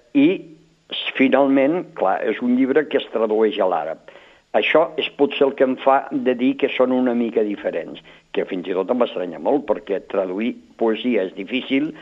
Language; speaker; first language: Catalan; native; Catalan